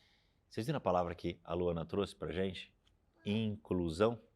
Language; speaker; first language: Portuguese; native; Portuguese